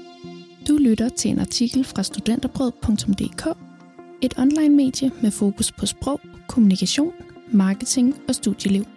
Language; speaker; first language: Danish; native; Danish